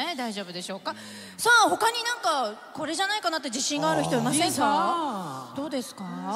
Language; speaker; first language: Japanese; native; Japanese